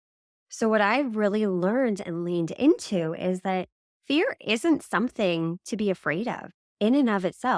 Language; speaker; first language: English; native; English